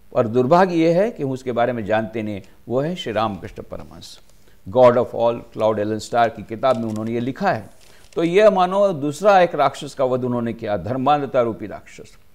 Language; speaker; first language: Hindi; non-native, local second language; Gujarati